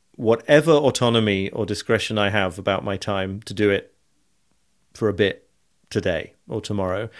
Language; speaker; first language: English; native; English